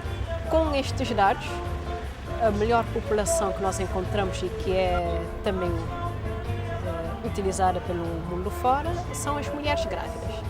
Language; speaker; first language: Portuguese; non-native, local second language; Kabuverdianu